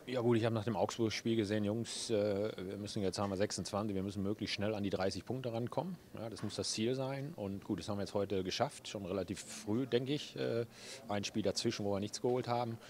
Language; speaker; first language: German; native; German